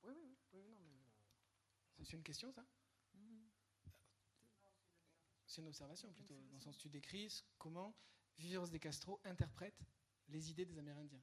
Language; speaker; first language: French; native; French